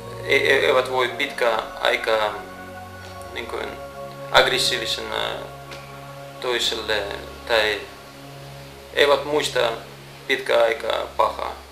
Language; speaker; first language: Finnish; non-native, fluent; Russian